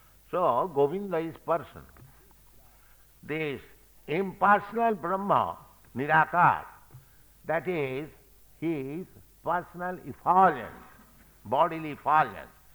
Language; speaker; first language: English; non-native, local second language; Bangla